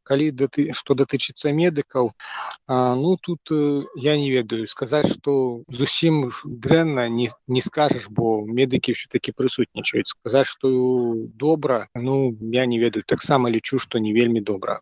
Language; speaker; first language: Belarusian; non-native, local second language; Russian